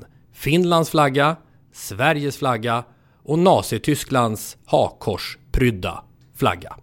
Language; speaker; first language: Swedish; native; Swedish